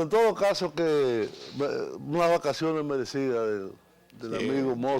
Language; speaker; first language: Spanish; native; Spanish